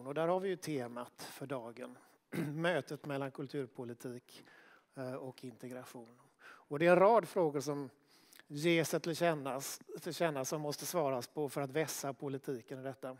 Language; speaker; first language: Swedish; native; Swedish